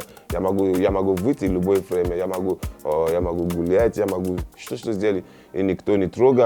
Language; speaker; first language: Russian; non-native, learner; Yoruba